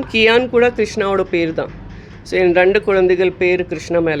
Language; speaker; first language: Tamil; non-native, fluent; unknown